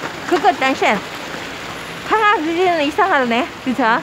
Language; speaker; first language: Korean; non-native, learner; Filipino